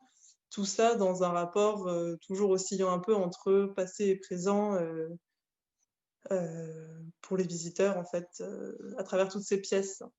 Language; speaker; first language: French; native; French